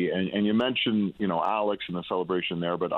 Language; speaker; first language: English; native; English